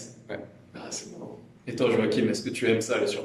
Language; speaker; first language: French; native; French